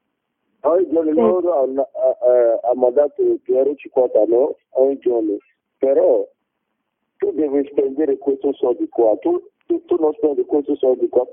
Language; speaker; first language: Italian; non-native, learner; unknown